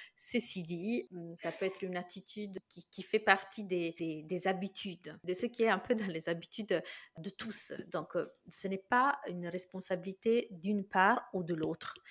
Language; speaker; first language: French; non-native, fluent; Italian